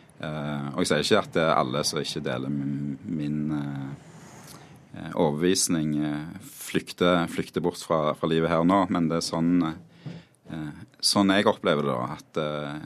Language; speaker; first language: Norwegian; native; Norwegian